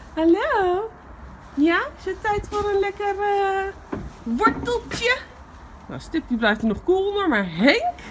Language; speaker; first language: Dutch; native; Dutch